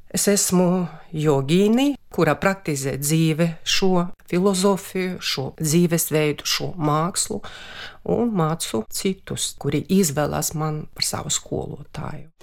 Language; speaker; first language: Latvian; non-native, local second language; Russian